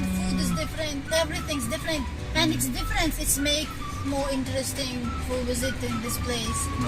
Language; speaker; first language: English; non-native, learner; Tajik